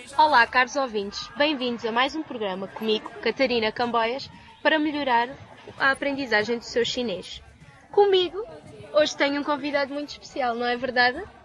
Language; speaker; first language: Portuguese; native; Portuguese